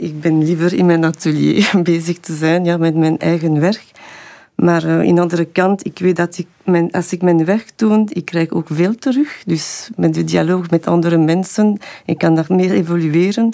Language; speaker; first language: Dutch; non-native, local second language; French